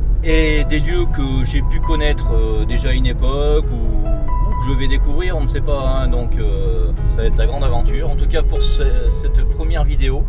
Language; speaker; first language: French; native; French